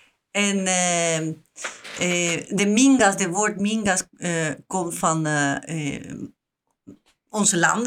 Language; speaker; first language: Dutch; non-native, learner; Spanish